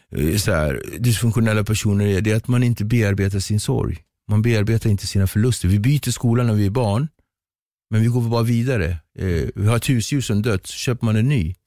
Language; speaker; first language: Swedish; early bilingual, other home language; Kabuverdianu